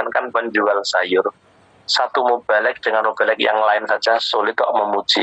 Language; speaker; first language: Indonesian; native; Indonesian